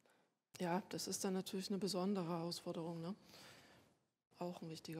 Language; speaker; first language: German; native; German